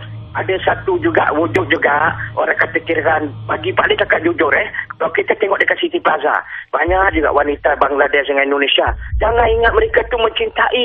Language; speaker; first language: Malay; native; Malay